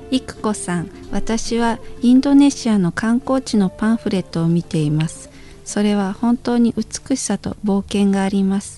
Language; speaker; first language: Japanese; non-native, fluent; Indonesian